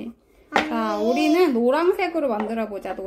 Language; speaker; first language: Korean; native; Korean